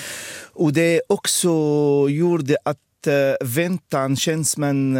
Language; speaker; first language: Swedish; non-native, fluent; Arabic